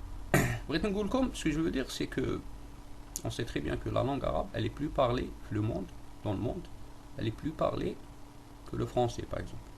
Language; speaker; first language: French; non-native, local second language; Arabic